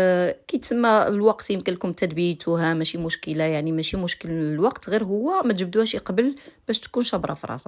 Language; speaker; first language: Arabic; native; Arabic